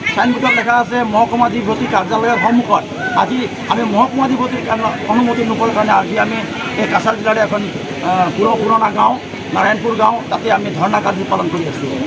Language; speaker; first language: Assamese; non-native, local second language; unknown